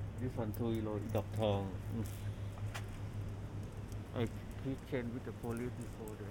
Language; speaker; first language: English; non-native, learner; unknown